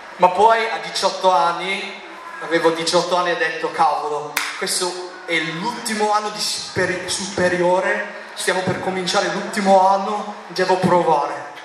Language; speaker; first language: Italian; non-native, fluent; English